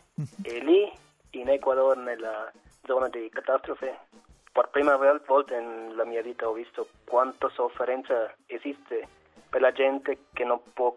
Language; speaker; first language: Italian; non-native, fluent; German